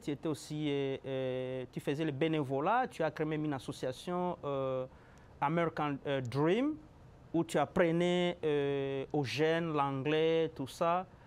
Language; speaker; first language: French; non-native, local second language; Lingala